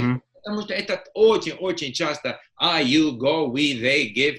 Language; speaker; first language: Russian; non-native, fluent; English